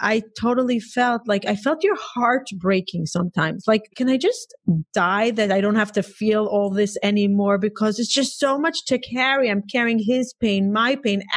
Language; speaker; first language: English; non-native, fluent; Hebrew